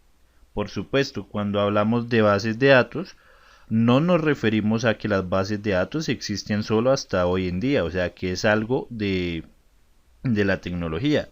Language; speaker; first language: Spanish; native; Spanish